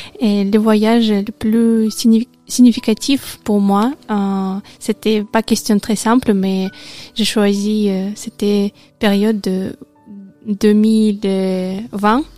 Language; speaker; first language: French; non-native, learner; Russian